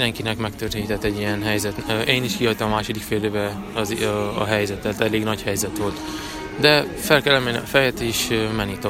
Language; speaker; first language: Hungarian; non-native, local second language; Romanian